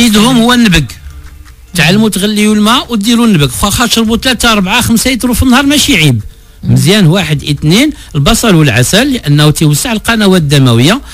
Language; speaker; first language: Arabic; native; Arabic